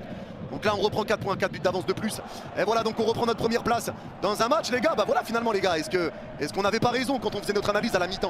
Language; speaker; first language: French; native; French